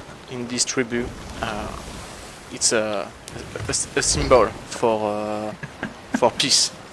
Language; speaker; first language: English; non-native, learner; French